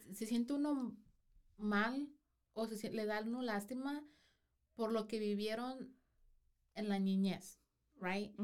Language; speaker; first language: Spanish; early bilingual, heritage; Spanish